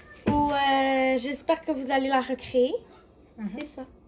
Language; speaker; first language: French; non-native, local second language; Arabic